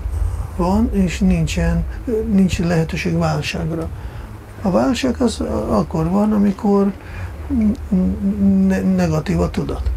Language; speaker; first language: Hungarian; non-native, fluent; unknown